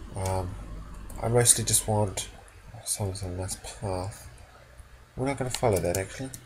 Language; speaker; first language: English; native; English